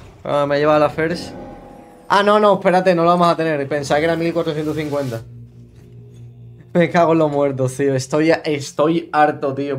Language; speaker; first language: Spanish; native; Spanish